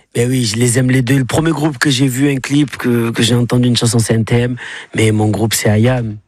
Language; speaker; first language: French; native; French